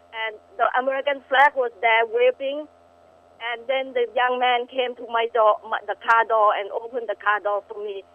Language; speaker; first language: English; non-native, fluent; Thai